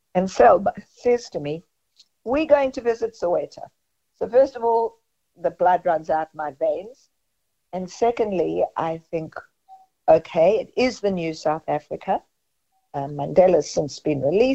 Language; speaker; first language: English; native; English